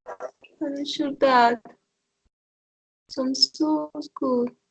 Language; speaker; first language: English; non-native, learner; Spanish